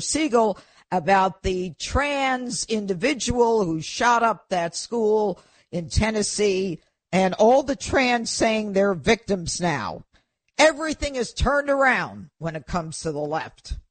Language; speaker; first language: English; native; English